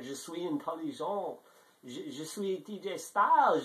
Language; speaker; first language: French; non-native, learner; English